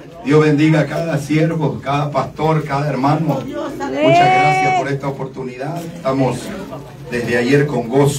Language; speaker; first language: Spanish; native; Spanish